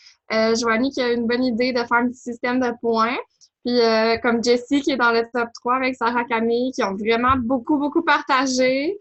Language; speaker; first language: French; native; French